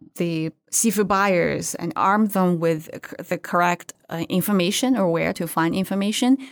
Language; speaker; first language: English; non-native, fluent; Chinese